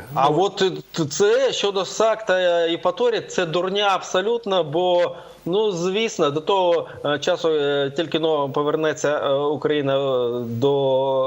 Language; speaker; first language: Ukrainian; native; Ukrainian